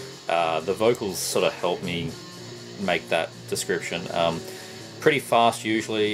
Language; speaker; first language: English; native; English